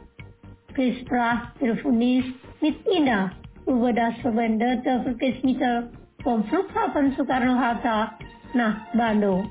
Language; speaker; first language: German; non-native, fluent; Indonesian